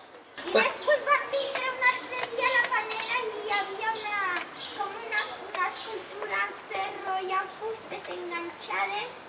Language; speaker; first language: Catalan; early bilingual, other home language; Arabic